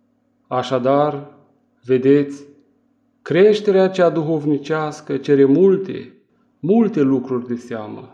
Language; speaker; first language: Romanian; native; Romanian